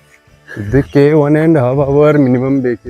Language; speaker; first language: Kannada; non-native, local second language; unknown